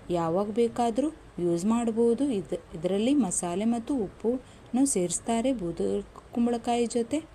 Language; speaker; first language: Kannada; non-native, local second language; Konkani